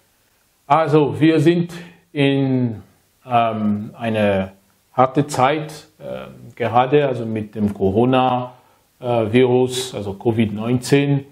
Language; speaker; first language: German; non-native, fluent; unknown